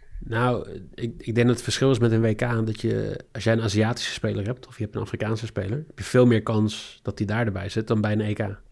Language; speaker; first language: Dutch; native; Dutch